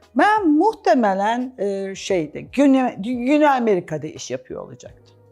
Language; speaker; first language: Turkish; non-native, fluent; English